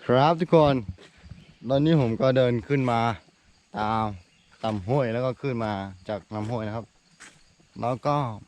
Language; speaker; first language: Thai; non-native, local second language; Karen languages